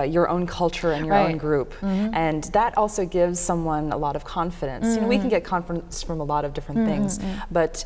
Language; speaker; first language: English; native; English